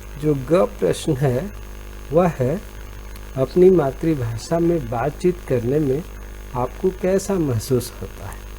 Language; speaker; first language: Hindi; native; Hindi